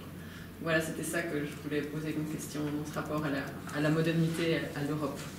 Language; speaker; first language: French; native; French